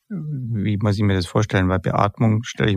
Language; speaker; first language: German; native; German